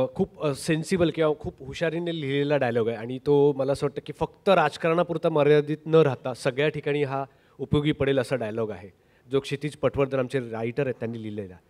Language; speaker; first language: Marathi; native; Marathi